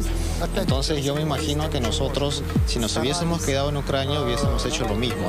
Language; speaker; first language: Spanish; non-native, fluent; Ukrainian